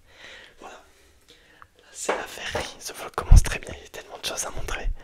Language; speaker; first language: French; native; French